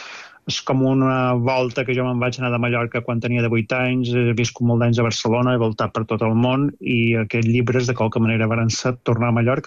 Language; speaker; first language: Catalan; native; Catalan